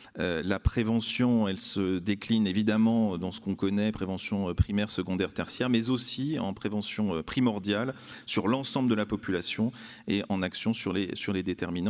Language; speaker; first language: French; native; French